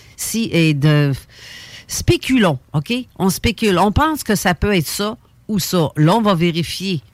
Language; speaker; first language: French; native; French